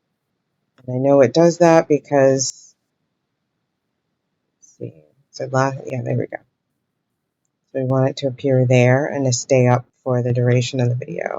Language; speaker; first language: English; native; English